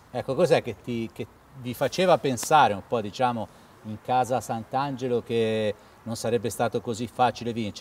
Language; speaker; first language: Italian; native; Italian